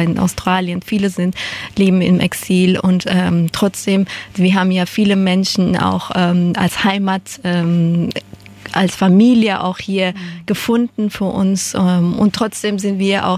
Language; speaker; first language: German; non-native, fluent; Persian